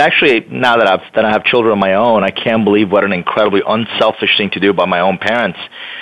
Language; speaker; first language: English; non-native, fluent; Persian